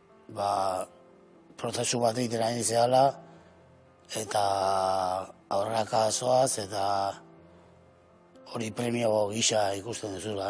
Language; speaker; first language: Basque; native; Basque